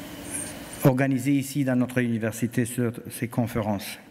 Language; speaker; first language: French; non-native, learner; Romanian